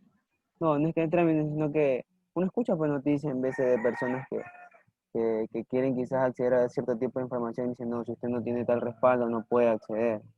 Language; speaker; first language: Spanish; native; Spanish